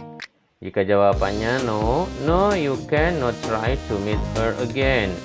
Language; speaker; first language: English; non-native, learner; Indonesian